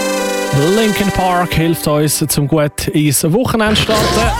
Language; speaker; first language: German; native; German